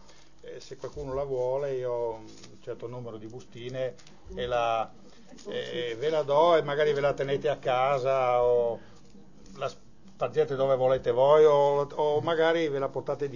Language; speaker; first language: Italian; native; Italian